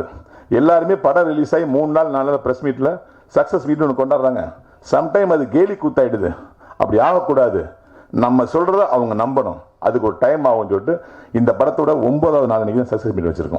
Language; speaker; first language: Tamil; native; Tamil